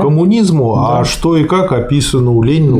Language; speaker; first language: Russian; native; Russian